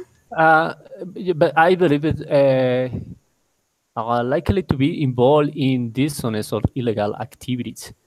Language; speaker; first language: English; non-native, learner; Spanish